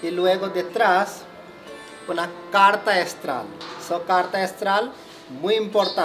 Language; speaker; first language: Spanish; non-native, learner; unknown